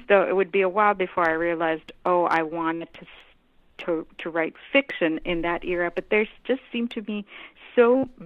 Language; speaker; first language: English; non-native, local second language; Hindi